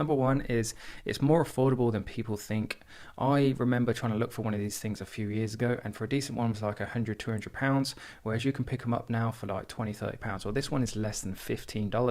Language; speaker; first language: English; native; English